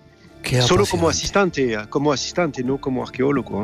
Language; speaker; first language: Spanish; non-native, fluent; French